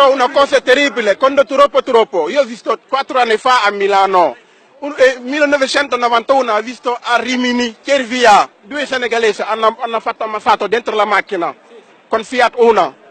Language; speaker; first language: Italian; non-native, learner; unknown